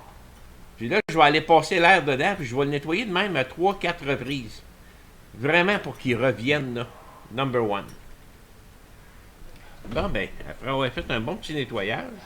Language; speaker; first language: French; native; French